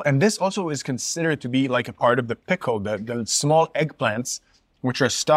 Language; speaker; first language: English; non-native, fluent; Hebrew